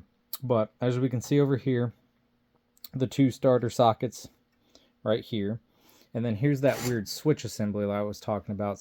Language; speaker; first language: English; native; English